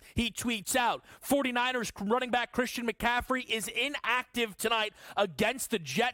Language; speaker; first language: English; native; English